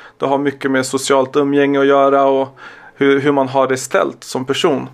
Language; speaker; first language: Swedish; early bilingual, other home language; Serbian